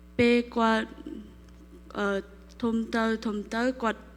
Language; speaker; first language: Khmer; non-native, local second language; Korean